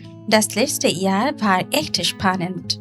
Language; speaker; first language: German; non-native, learner; Bangla